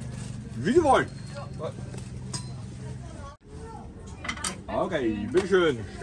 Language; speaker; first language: German; non-native, learner; Dutch